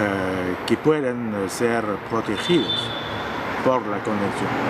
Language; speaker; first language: Spanish; non-native, fluent; French